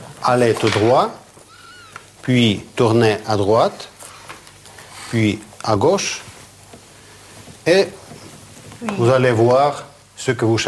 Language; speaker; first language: French; non-native, fluent; Russian